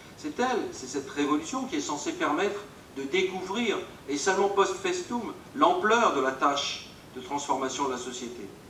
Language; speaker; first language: French; native; French